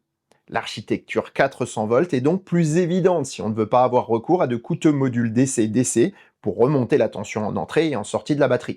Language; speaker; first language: French; native; French